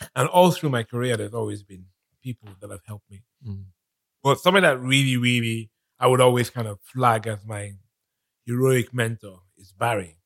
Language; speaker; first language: English; non-native, local second language; Yoruba